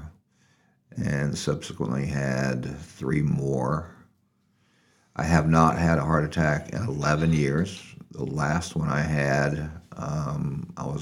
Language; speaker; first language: English; native; English